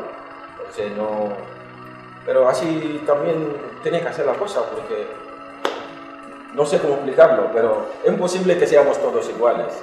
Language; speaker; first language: Spanish; non-native, fluent; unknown